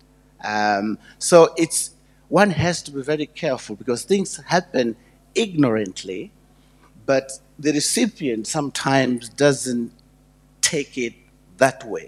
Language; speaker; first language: English; non-native, local second language; Shona